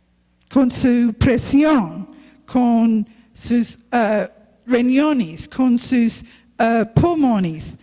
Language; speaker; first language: Spanish; non-native, learner; English